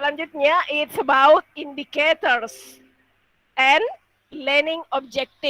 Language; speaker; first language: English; non-native, learner; Indonesian